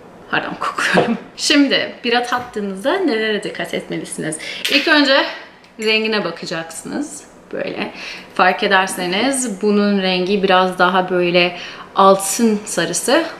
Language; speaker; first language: Turkish; early bilingual, heritage; Turkish